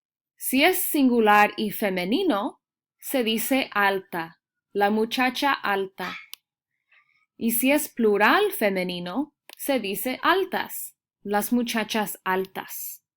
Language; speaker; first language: Spanish; early bilingual, heritage; Spanish